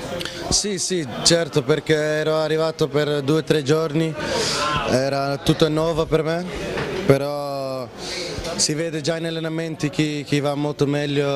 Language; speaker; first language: Italian; non-native, fluent; Dutch